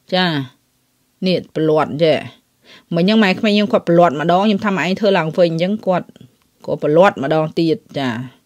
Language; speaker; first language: Khmer; native; Khmer